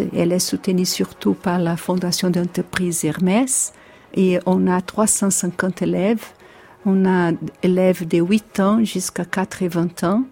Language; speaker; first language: French; non-native, fluent; Portuguese